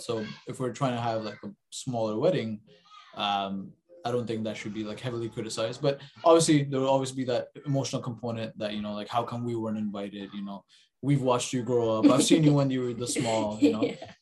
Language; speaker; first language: English; native; English